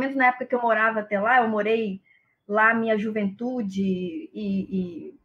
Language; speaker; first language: Portuguese; native; Portuguese